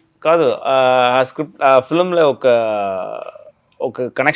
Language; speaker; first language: Telugu; non-native, learner; Tamil